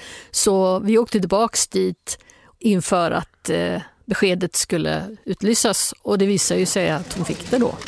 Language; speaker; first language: Swedish; native; Swedish